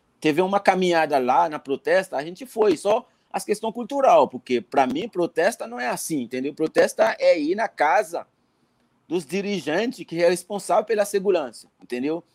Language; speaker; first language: Portuguese; non-native, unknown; Haitian Creole